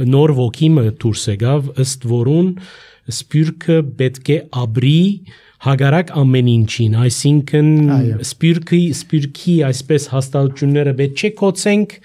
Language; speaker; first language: Armenian; early bilingual, heritage; Armenian